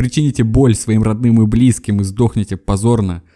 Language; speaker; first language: Russian; native; Russian